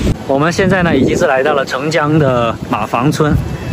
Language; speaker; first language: Chinese; native; Chinese